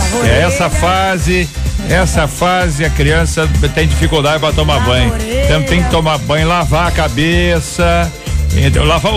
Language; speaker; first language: Portuguese; native; Portuguese